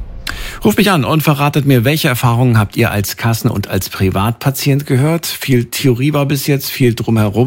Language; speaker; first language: German; native; German